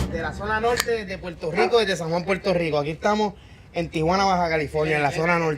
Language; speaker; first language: Spanish; native; Spanish